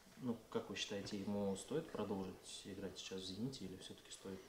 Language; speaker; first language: Russian; native; Russian